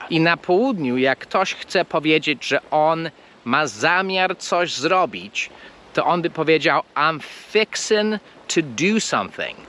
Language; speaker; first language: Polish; non-native, fluent; English